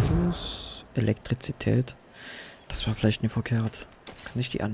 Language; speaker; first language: German; native; German